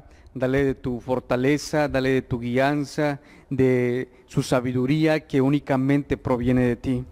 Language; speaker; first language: Spanish; native; Spanish